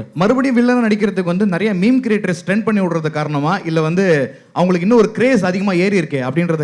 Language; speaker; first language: Tamil; native; Tamil